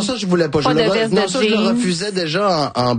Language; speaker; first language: French; native; French